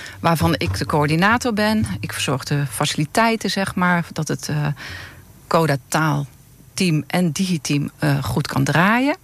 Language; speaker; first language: Dutch; native; Dutch